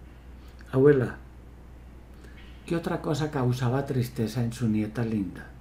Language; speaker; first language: Spanish; native; Spanish